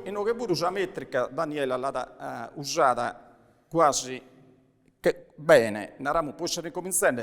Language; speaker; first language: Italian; non-native, local second language; Sardinian